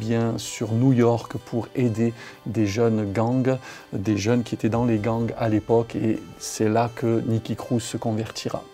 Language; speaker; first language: French; native; French